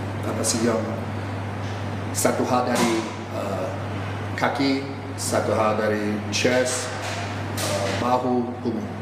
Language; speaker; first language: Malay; non-native, fluent; English